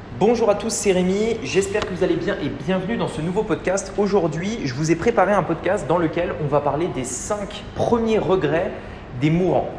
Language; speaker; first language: French; native; French